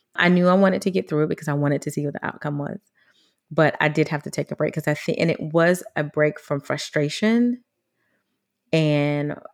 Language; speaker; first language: English; native; English